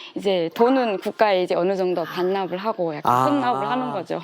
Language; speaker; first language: Korean; native; Korean